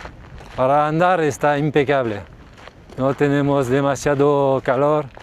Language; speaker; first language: Spanish; non-native, learner; French